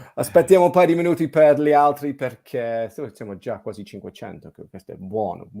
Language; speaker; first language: Italian; non-native, fluent; English